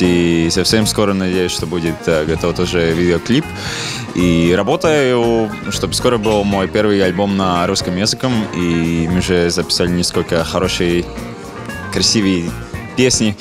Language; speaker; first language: Russian; non-native, fluent; Latvian